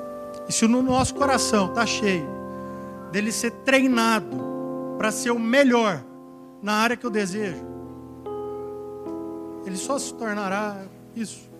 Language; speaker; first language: Portuguese; native; Portuguese